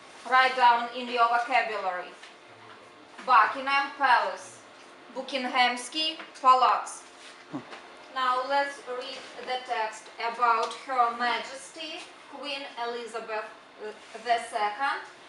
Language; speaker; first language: English; non-native, fluent; Ukrainian